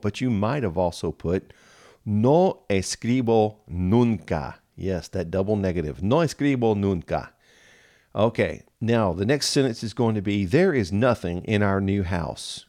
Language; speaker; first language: English; native; English